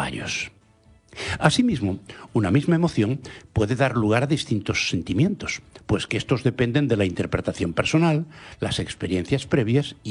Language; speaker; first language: Spanish; non-native, local second language; Galician